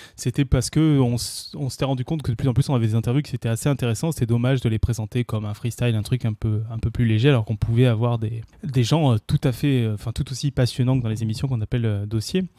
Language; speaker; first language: French; native; French